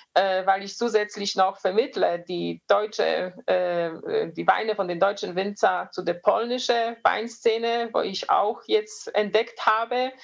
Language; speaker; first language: German; non-native, fluent; Polish